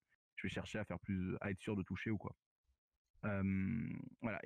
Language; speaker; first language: French; native; French